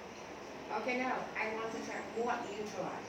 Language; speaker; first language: English; non-native, learner; Thai